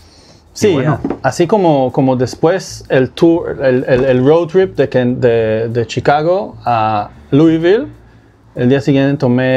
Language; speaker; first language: Spanish; non-native, fluent; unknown